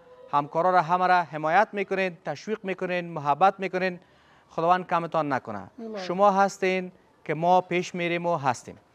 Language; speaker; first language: Persian; native; Persian